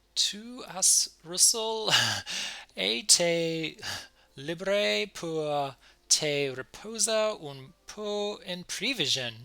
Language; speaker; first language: French; non-native, learner; English